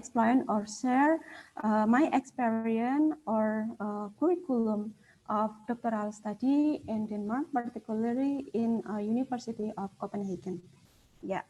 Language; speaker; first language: English; non-native, fluent; Indonesian